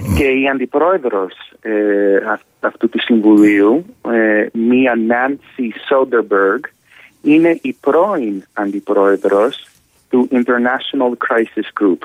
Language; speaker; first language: Greek; early bilingual, heritage; Greek